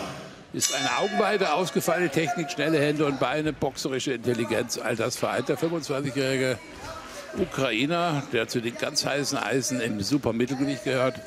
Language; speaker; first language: German; native; German